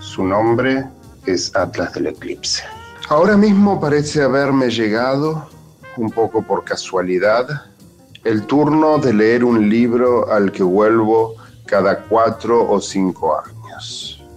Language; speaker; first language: Spanish; native; Spanish